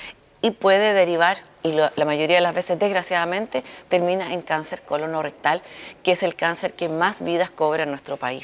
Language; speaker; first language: Spanish; native; Spanish